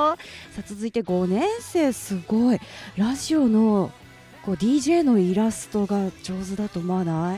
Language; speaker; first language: Japanese; native; Japanese